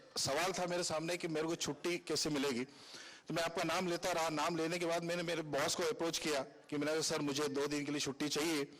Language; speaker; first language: Hindi; native; Hindi